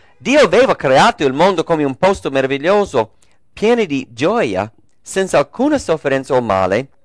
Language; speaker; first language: Italian; non-native, fluent; English